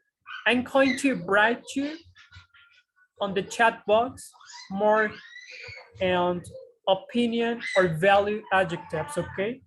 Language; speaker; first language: English; non-native, fluent; Spanish